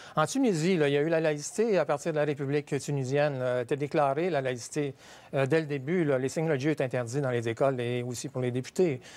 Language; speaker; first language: French; native; French